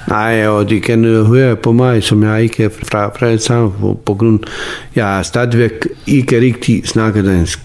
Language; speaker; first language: Danish; non-native, learner; Bosnian